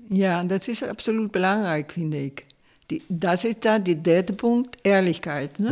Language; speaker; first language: Dutch; non-native, fluent; Spanish